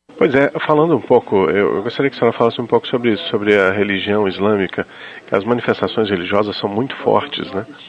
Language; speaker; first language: Portuguese; native; Portuguese